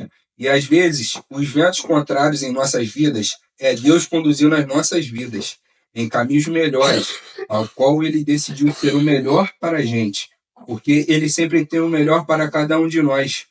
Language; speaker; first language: Portuguese; native; Portuguese